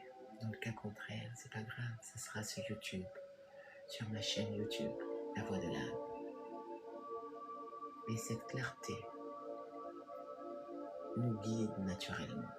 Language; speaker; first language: French; native; French